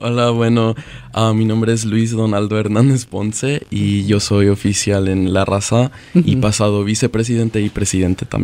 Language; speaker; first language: Spanish; early bilingual, other home language; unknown